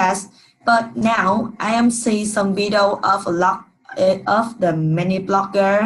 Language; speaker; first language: English; non-native, learner; Vietnamese